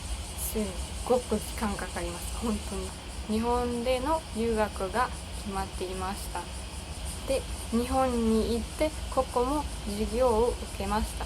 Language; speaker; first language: Japanese; non-native, learner; German